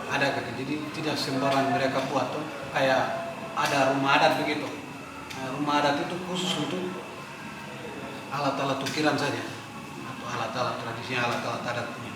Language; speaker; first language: Indonesian; native; Indonesian